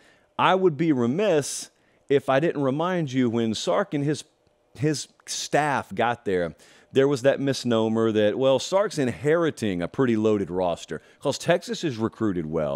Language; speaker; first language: English; native; English